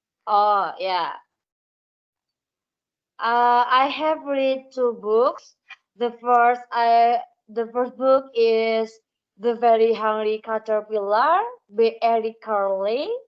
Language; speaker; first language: English; non-native, learner; Indonesian